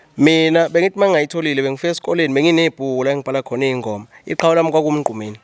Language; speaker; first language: Zulu; native; Zulu